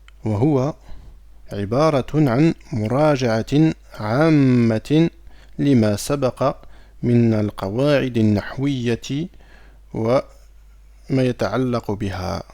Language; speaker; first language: Arabic; non-native, fluent; French